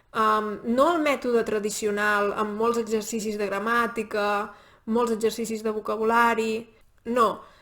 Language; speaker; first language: Catalan; native; Catalan